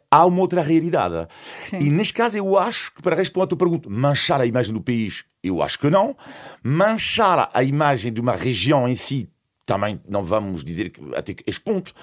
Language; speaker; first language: Portuguese; non-native, fluent; French